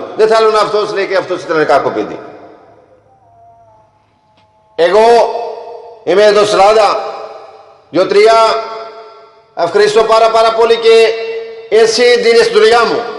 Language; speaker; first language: Greek; non-native, learner; Punjabi